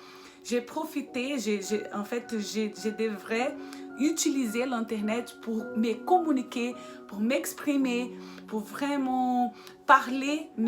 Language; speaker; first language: French; non-native, fluent; Portuguese